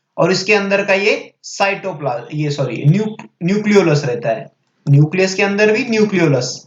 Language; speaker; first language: Hindi; non-native, local second language; Marathi